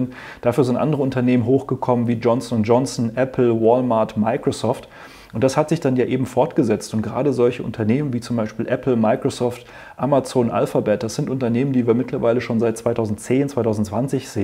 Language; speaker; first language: German; native; German